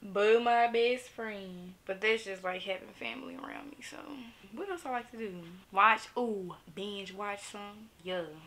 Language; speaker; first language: English; native; English